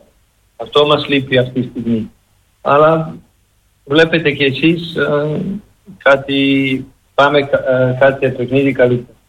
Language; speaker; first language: Greek; non-native, learner; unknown